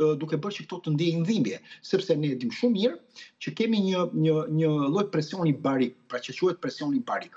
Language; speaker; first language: Albanian; native; Albanian